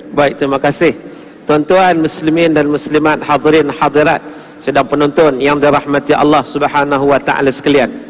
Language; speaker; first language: Malay; native; Malay